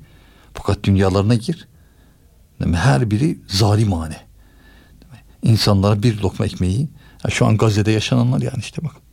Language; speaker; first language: Turkish; native; Turkish